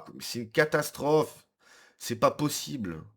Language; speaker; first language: French; native; French